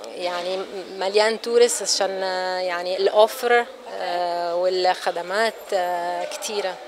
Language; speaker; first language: Arabic; non-native, fluent; Italian